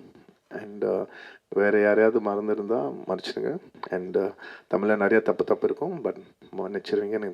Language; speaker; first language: Tamil; non-native, local second language; Telugu